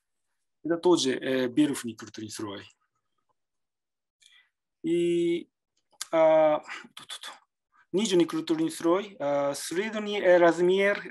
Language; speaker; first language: Russian; non-native, learner; Japanese